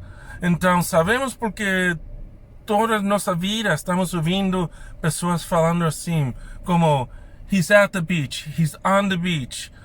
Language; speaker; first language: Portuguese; non-native, fluent; English